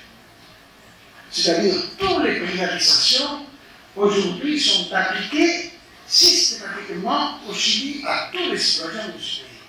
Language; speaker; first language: French; non-native, fluent; Spanish